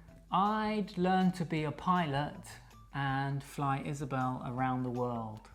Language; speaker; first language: English; native; English